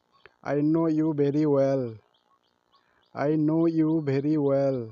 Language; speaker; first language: English; non-native, learner; Odia